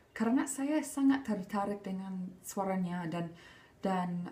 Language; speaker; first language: Indonesian; non-native, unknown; English